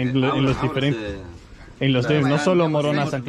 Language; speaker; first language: Spanish; non-native, learner; Danish